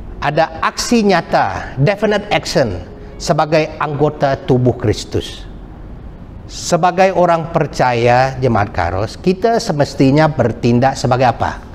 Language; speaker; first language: Malay; non-native, local second language; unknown